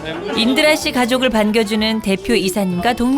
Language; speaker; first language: Korean; native; Korean